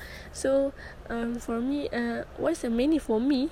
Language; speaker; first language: English; non-native, learner; Malay